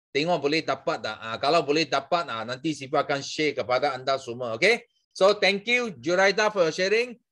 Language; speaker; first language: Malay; non-native, local second language; Chinese